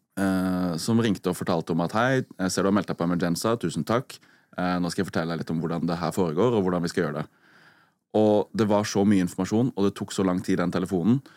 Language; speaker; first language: Norwegian; native; Norwegian